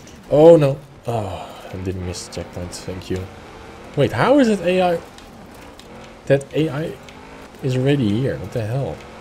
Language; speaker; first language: English; non-native, fluent; Dutch